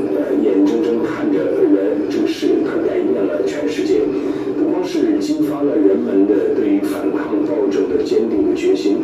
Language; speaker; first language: Chinese; native; Chinese